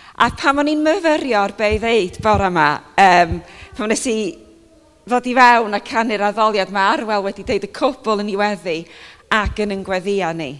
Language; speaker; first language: Welsh; native; Welsh